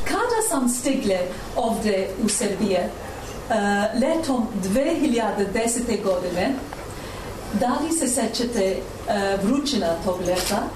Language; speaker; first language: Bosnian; non-native, learner; English